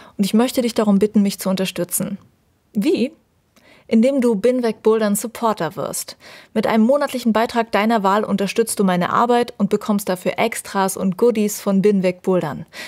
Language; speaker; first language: German; native; German